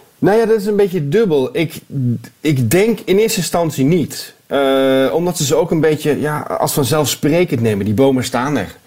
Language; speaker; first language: Dutch; native; Dutch